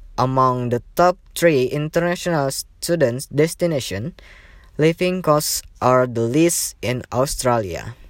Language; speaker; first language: English; non-native, learner; Indonesian